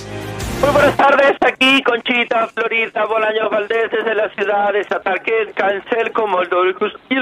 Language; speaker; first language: Spanish; native; Spanish